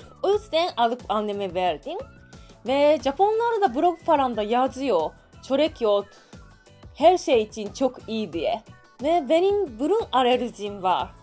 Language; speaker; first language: Turkish; non-native, learner; Japanese